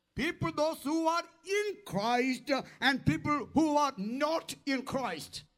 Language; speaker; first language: English; non-native, local second language; Malayalam